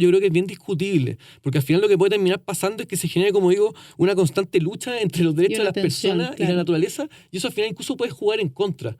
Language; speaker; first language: Spanish; native; Spanish